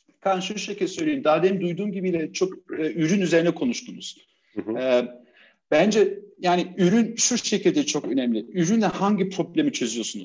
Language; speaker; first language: Turkish; early bilingual, heritage; Turkish